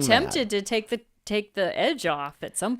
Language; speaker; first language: English; native; English